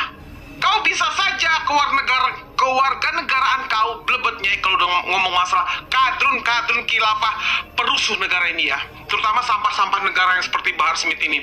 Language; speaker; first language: Indonesian; native; Indonesian